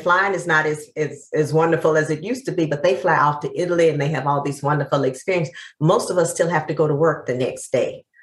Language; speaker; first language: English; native; English